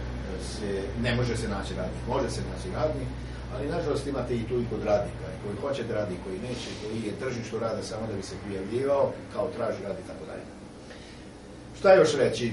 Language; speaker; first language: Serbian; native; Serbian